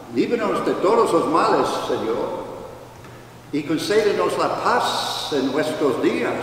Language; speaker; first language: Spanish; non-native, fluent; English